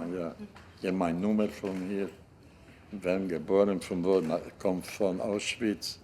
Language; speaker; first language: German; non-native, learner; Hungarian